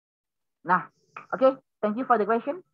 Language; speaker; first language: English; non-native, learner; Indonesian